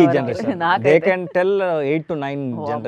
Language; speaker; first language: Telugu; non-native, learner; Kannada